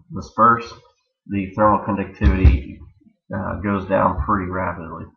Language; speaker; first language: English; native; English